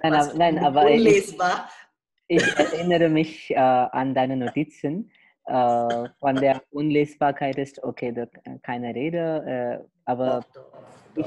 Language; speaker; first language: German; non-native, fluent; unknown